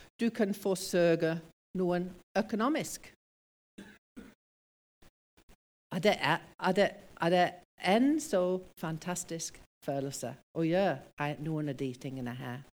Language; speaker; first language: Norwegian; non-native, fluent; English